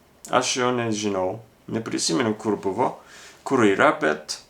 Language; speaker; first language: Lithuanian; non-native, fluent; Japanese